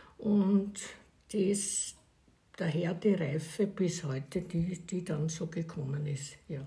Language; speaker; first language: German; native; German